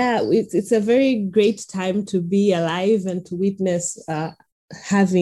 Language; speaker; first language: English; non-native, local second language; Swahili